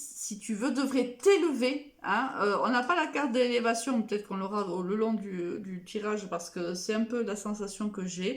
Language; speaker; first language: French; native; French